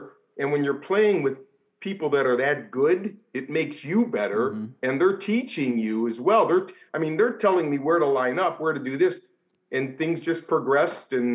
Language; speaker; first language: English; native; English